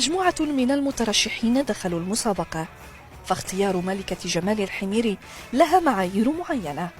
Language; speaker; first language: Arabic; native; Arabic